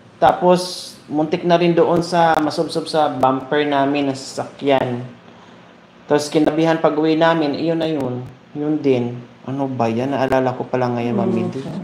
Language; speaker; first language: Filipino; native; Filipino